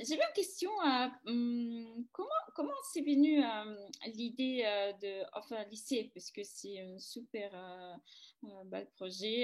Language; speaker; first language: French; non-native, fluent; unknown